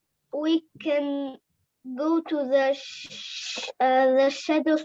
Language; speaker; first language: English; non-native, learner; Arabic